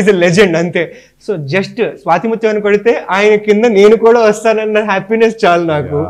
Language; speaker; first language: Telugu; native; Telugu